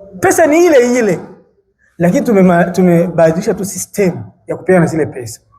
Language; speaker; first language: Swahili; native; Swahili